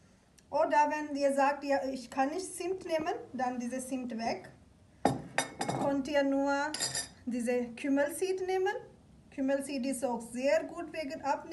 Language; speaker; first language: German; non-native, learner; Urdu